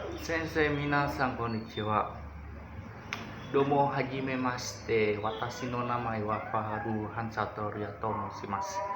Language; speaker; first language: Japanese; non-native, learner; Indonesian